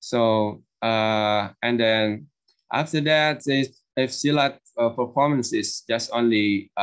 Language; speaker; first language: English; non-native, learner; Indonesian